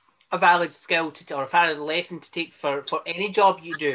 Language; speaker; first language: English; native; English